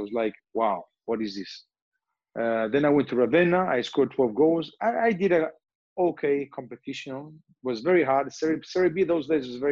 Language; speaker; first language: English; native; English